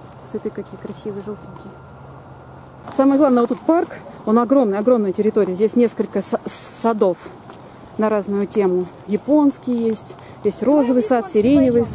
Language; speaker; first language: Russian; native; Russian